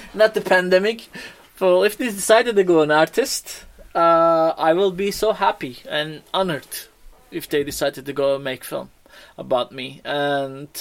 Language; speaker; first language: English; non-native, fluent; Turkish